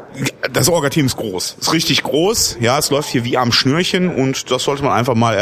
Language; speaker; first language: German; native; German